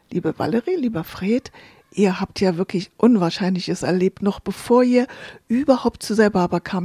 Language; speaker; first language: German; native; German